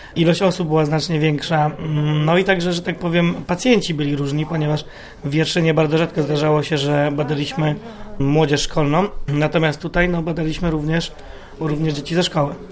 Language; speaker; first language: Polish; native; Polish